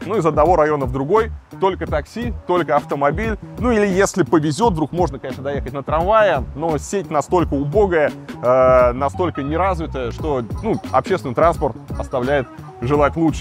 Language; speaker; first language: Russian; native; Russian